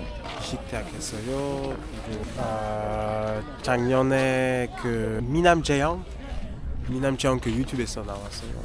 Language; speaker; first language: Korean; non-native, learner; French